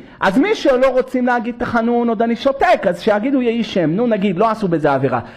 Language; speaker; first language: Hebrew; native; Hebrew